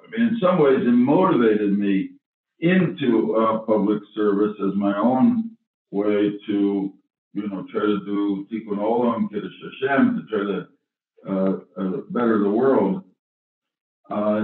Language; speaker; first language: English; native; English